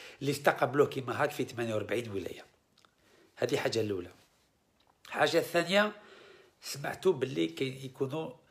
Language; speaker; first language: Arabic; early bilingual, heritage; Arabic